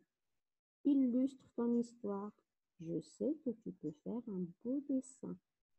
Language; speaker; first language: French; non-native, local second language; Arabic